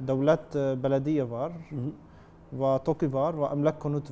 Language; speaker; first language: Turkish; non-native, learner; Arabic